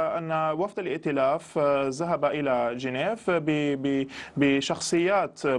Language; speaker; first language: Arabic; non-native, local second language; Armenian